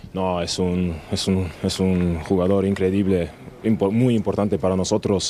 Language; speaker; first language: Spanish; non-native, learner; German